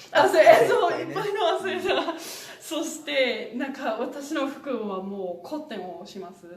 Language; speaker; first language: Japanese; non-native, learner; English